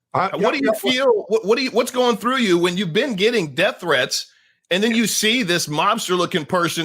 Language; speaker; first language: English; native; English